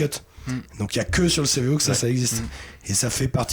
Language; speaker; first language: French; native; French